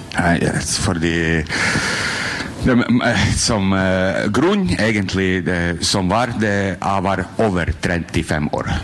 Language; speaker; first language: Norwegian; non-native, learner; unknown